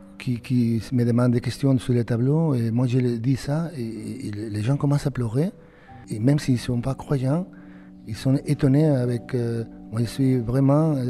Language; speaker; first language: French; non-native, fluent; Spanish